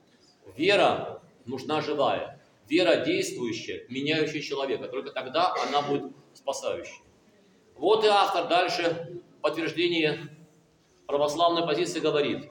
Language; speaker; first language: Russian; native; Russian